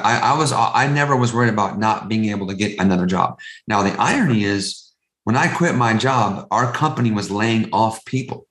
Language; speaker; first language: English; native; English